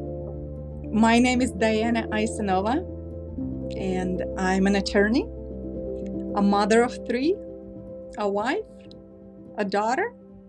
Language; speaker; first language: English; non-native, fluent; Uzbek